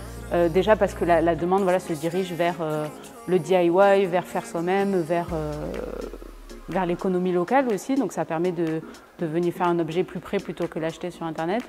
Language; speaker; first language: French; native; French